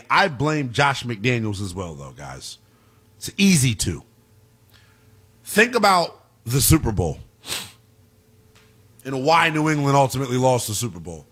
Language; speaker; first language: English; native; English